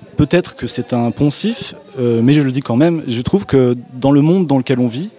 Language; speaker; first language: French; native; French